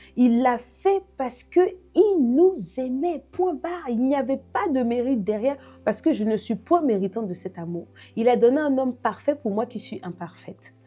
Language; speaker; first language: French; early bilingual, other home language; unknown